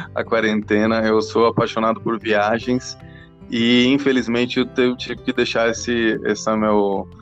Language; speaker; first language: Portuguese; non-native, fluent; English